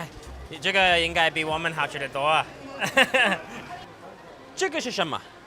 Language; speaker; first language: Chinese; non-native, learner; English